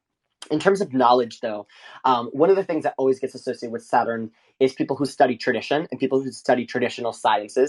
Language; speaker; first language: English; native; English